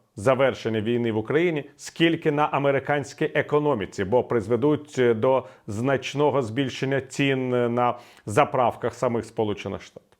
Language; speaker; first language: Ukrainian; non-native, local second language; Russian